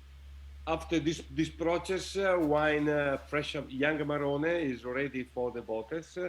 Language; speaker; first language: English; non-native, learner; Italian